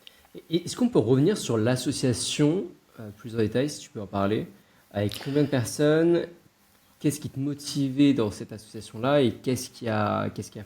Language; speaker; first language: French; native; French